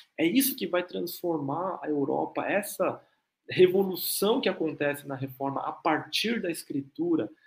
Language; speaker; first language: Portuguese; non-native, fluent; Korean